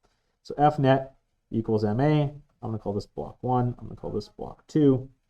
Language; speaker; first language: English; native; English